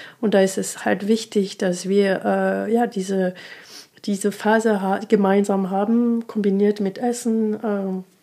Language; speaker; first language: German; non-native, fluent; French